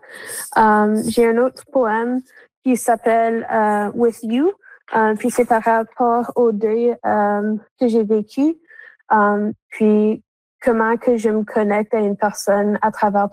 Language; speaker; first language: French; non-native, local second language; English